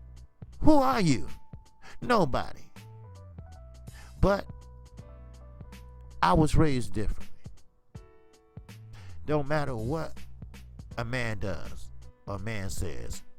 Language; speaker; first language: English; native; English